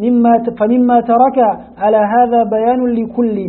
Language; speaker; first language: Arabic; native; Arabic